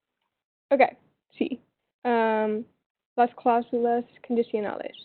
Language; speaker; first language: Spanish; non-native, learner; English